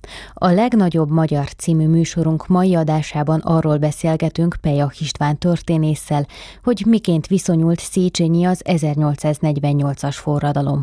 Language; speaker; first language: Hungarian; native; Hungarian